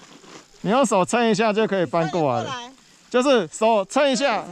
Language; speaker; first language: Chinese; native; Chinese